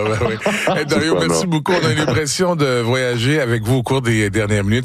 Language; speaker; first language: French; native; French